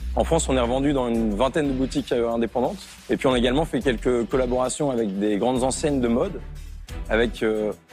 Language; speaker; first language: French; native; French